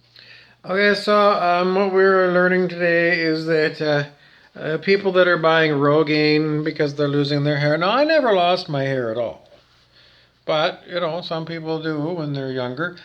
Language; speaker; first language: English; native; English